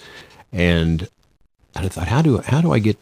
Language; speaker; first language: English; native; English